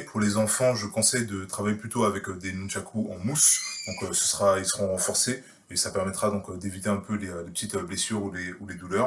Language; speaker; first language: French; native; French